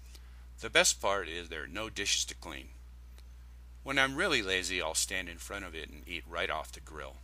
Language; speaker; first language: English; native; English